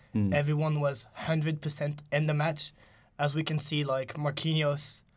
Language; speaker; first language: English; non-native, fluent; French